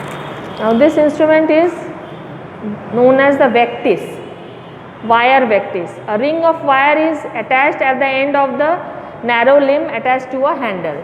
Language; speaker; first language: English; non-native, local second language; Bangla